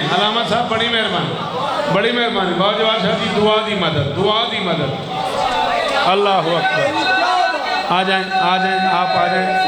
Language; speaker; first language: Urdu; non-native, local second language; Punjabi